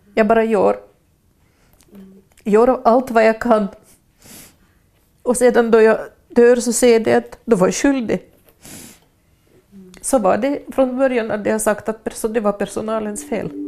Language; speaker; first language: Swedish; non-native, fluent; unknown